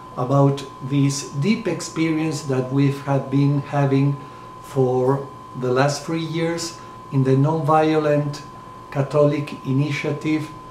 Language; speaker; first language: English; non-native, fluent; Spanish